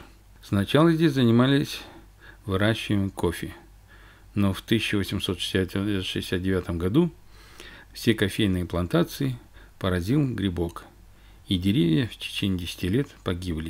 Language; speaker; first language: Russian; native; Russian